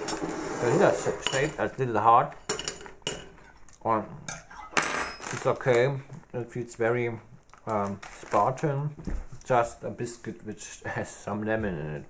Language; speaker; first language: English; non-native, learner; German